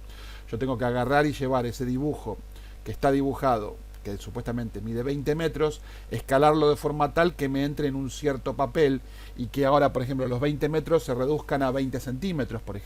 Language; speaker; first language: Spanish; native; Spanish